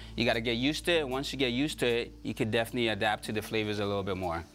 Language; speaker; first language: English; native; English